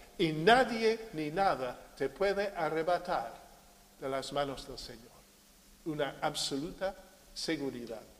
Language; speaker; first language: Spanish; non-native, fluent; English